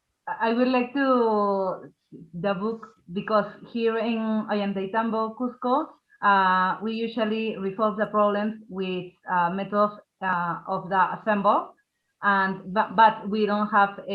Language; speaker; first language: English; non-native, learner; Spanish